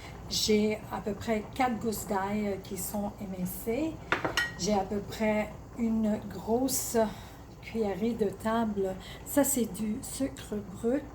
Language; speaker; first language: French; early bilingual, other home language; Italian